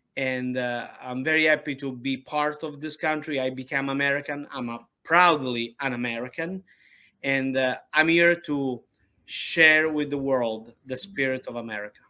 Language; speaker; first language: English; non-native, learner; Italian